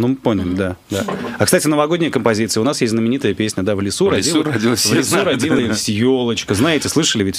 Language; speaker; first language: Russian; native; Russian